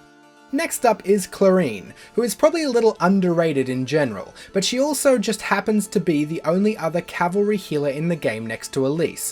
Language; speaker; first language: English; native; English